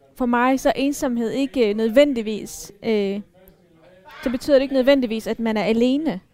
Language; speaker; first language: Danish; early bilingual, other home language; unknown